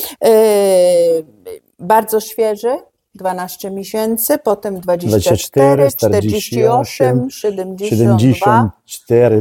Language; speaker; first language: Polish; non-native, fluent; Italian